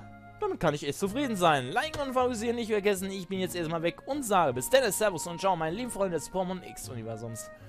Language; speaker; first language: German; native; German